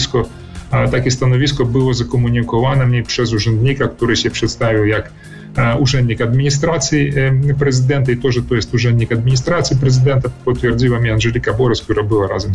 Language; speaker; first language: Polish; early bilingual, heritage; Polish